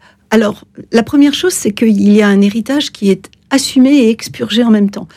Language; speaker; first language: French; native; French